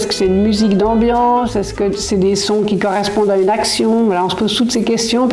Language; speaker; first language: French; native; French